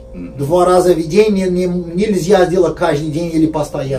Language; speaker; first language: Russian; non-native, learner; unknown